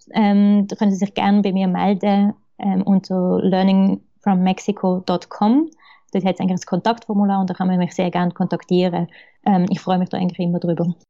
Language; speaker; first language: German; early bilingual, other home language; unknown